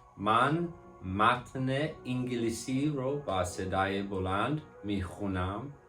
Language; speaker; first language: Persian; non-native, learner; English